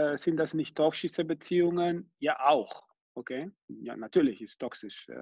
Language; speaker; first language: German; non-native, fluent; Spanish